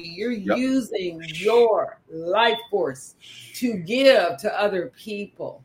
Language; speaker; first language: English; native; English